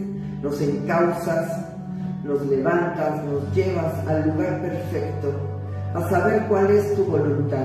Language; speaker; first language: Spanish; native; Spanish